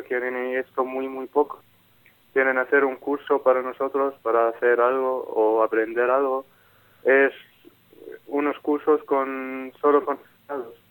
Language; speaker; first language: Spanish; non-native, learner; Arabic